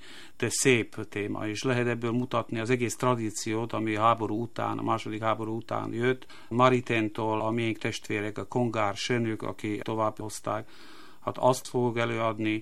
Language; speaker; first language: Hungarian; non-native, local second language; Slovak